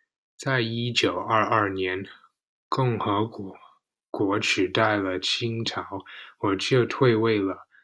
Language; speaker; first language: Chinese; non-native, learner; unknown